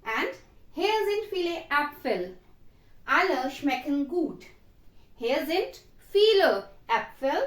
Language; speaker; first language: German; non-native, fluent; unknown